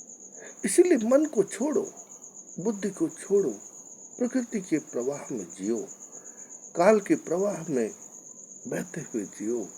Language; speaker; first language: Hindi; native; Hindi